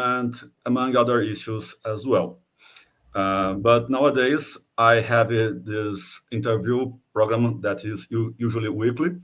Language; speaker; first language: English; non-native, fluent; Portuguese